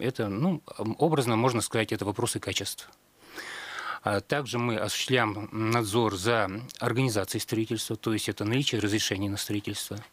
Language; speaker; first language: Russian; native; Russian